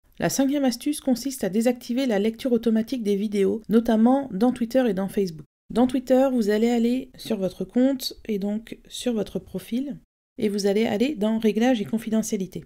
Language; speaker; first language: French; native; French